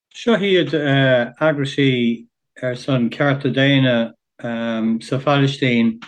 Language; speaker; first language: Irish; native; Irish